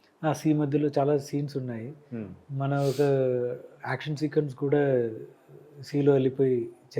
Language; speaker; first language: Telugu; non-native, learner; Malayalam